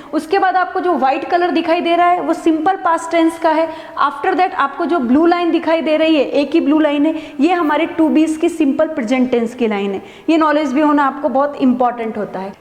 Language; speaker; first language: Hindi; native; Hindi